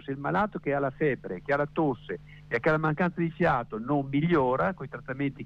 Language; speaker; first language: Italian; native; Italian